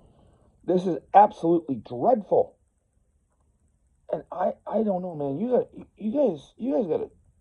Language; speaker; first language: English; native; English